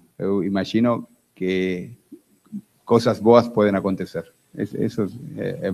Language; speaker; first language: Spanish; non-native, fluent; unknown